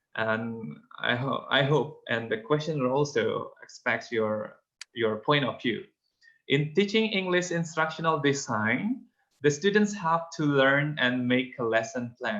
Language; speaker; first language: English; non-native, fluent; Indonesian